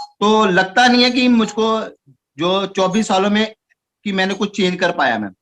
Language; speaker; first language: Hindi; non-native, local second language; Punjabi